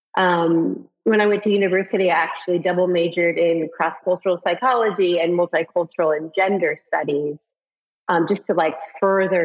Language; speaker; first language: English; native; English